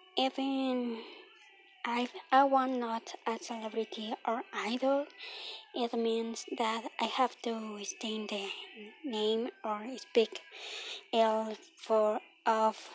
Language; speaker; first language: English; non-native, learner; Spanish